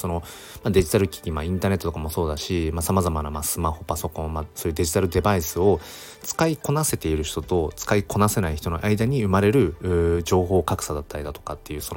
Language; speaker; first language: Japanese; native; Japanese